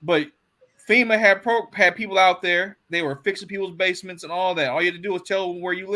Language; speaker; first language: English; native; English